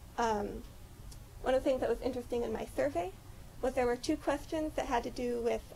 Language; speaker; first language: English; native; English